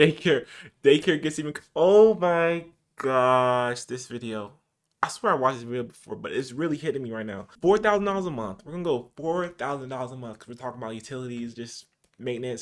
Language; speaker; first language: English; native; English